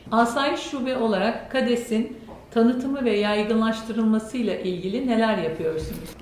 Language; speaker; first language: Turkish; native; Turkish